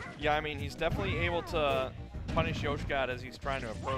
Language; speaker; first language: English; native; English